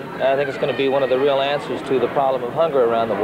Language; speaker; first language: English; native; English